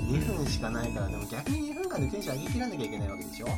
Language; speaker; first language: Japanese; native; Japanese